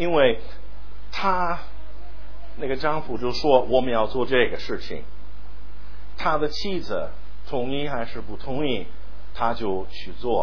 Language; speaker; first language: Chinese; non-native, fluent; English